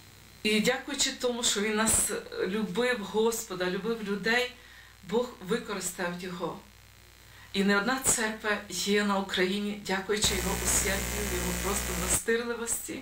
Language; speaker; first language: Ukrainian; native; Ukrainian